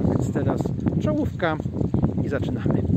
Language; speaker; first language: Polish; native; Polish